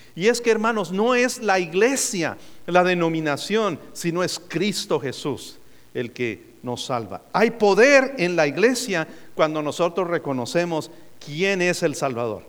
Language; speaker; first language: Spanish; native; Spanish